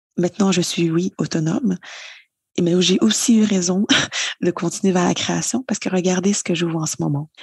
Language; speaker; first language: French; native; French